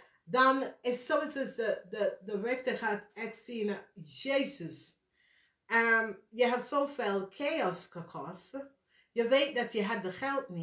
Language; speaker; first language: Dutch; non-native, fluent; English